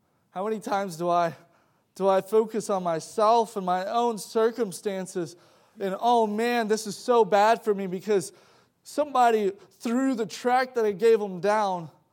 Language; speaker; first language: English; native; English